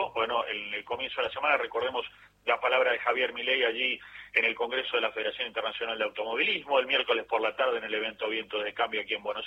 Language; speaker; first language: Spanish; native; Spanish